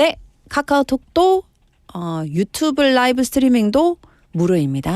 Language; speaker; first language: Korean; non-native, learner; English